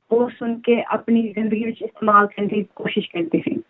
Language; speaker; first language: Punjabi; early bilingual, heritage; Punjabi